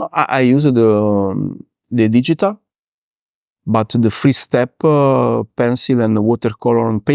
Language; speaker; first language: English; non-native, learner; Italian